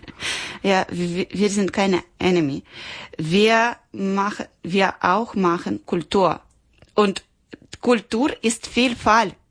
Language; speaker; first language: German; non-native, learner; Ukrainian